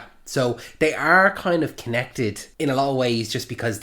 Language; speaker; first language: English; native; English